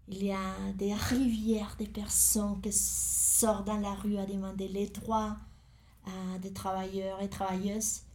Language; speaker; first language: French; non-native, fluent; Spanish